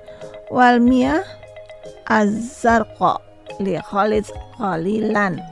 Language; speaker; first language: Arabic; non-native, learner; Indonesian